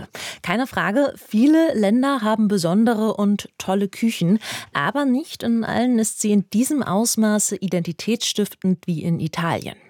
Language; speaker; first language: German; native; German